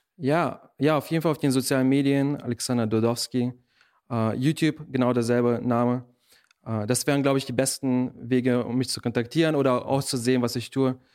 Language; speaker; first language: German; early bilingual, other home language; Russian